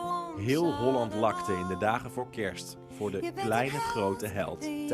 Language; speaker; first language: Dutch; native; Dutch